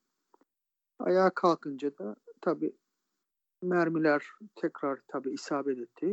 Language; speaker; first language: Turkish; native; Turkish